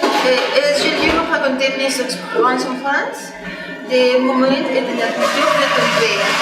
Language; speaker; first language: French; non-native, learner; Spanish